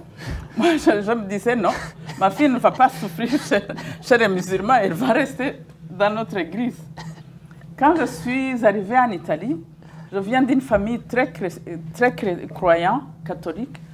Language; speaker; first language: French; non-native, local second language; Kinyarwanda